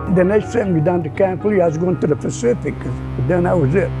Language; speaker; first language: English; early bilingual, other home language; Italian